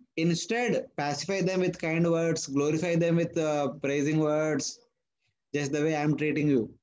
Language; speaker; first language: English; non-native, local second language; Telugu